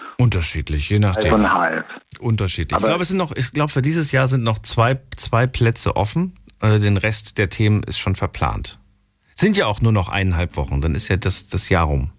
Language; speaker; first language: German; native; German